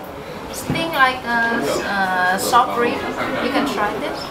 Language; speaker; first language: English; non-native, learner; Vietnamese